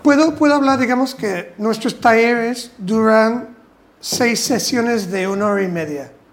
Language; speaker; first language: Spanish; non-native, fluent; English